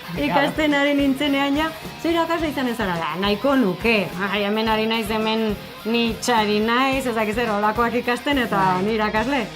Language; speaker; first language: Basque; non-native, local second language; Spanish